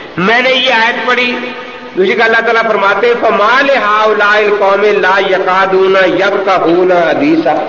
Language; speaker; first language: Urdu; non-native, local second language; Punjabi